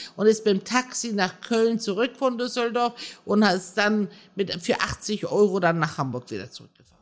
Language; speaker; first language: German; early bilingual, other home language; Persian